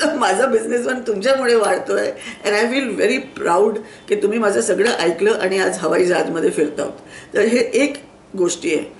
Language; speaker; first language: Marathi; non-native, local second language; Sindhi